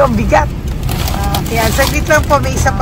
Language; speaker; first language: Filipino; native; Filipino